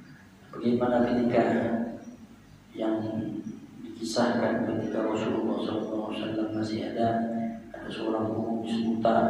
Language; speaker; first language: Indonesian; native; Indonesian